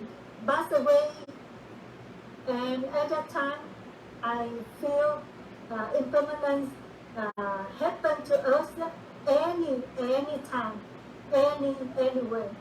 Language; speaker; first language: English; non-native, learner; Vietnamese